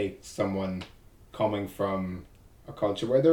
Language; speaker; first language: English; native; English